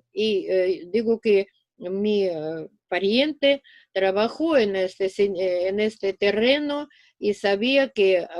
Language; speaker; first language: Spanish; non-native, fluent; Russian